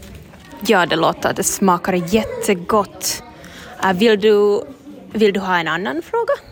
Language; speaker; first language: Swedish; non-native, learner; Finnish